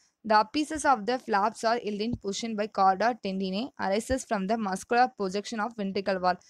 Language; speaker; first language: English; non-native, local second language; Tamil